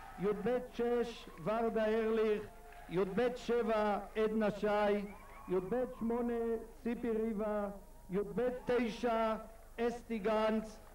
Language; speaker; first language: Hebrew; native; Hebrew